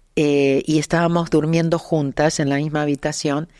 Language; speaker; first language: Spanish; native; Spanish